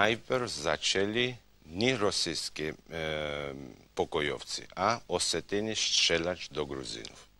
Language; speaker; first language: Polish; non-native, fluent; Georgian